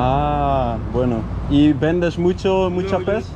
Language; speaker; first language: Spanish; non-native, learner; Dutch